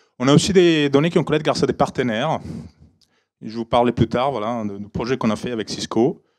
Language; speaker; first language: French; non-native, fluent; Italian